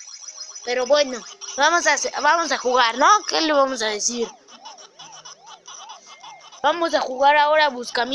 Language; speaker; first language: Spanish; native; Spanish